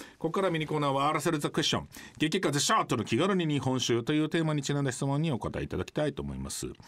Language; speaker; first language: Japanese; native; Japanese